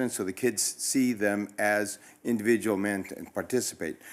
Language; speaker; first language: English; early bilingual, other home language; Spanish